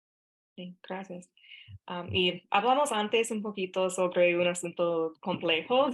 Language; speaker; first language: Spanish; non-native, fluent; English